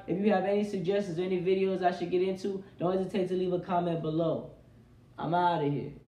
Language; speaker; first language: English; native; English